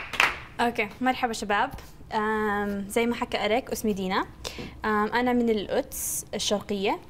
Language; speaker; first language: Arabic; native; Arabic